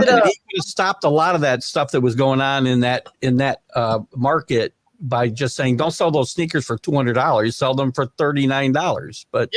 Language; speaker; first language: English; native; English